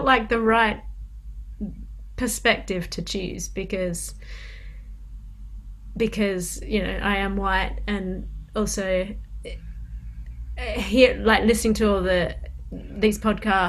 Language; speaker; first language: English; native; English